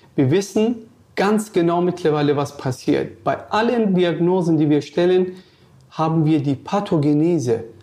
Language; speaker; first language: German; non-native, fluent; Persian